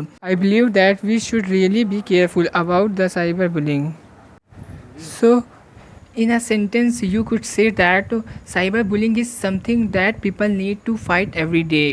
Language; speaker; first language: English; non-native, local second language; Hindi